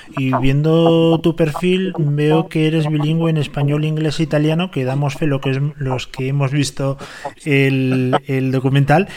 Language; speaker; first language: Spanish; native; Spanish